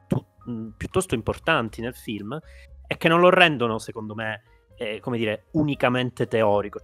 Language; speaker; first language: Italian; native; Italian